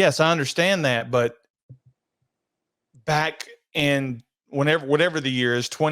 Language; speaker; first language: English; native; English